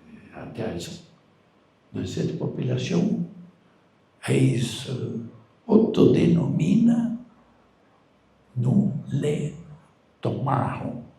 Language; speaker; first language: French; non-native, fluent; Spanish